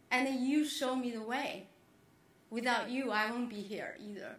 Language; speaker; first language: English; non-native, fluent; Chinese